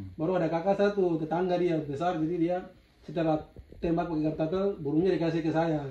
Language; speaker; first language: Indonesian; non-native, local second language; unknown